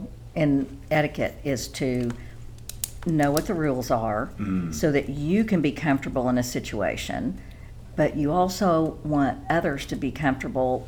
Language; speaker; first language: English; native; English